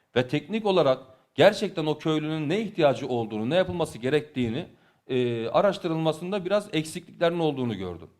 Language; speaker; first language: Turkish; native; Turkish